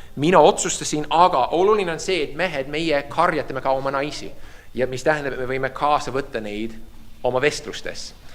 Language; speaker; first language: Estonian; early bilingual, heritage; Estonian